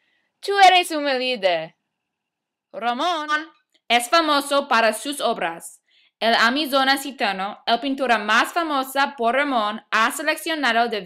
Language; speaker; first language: Spanish; non-native, learner; English